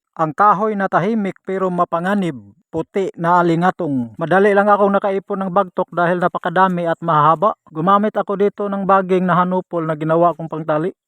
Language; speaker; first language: Filipino; non-native, local second language; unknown